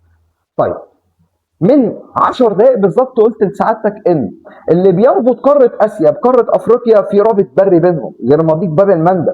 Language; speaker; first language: Arabic; native; Arabic